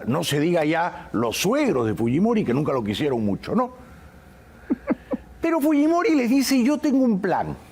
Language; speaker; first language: Spanish; native; Spanish